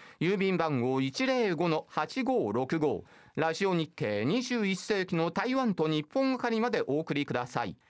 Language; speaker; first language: Japanese; native; Japanese